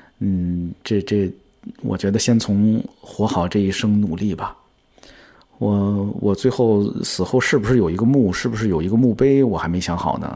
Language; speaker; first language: Chinese; native; Chinese